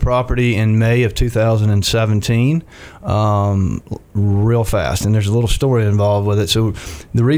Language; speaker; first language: English; native; English